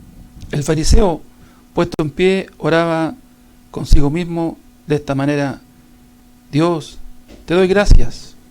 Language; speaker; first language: Spanish; native; Spanish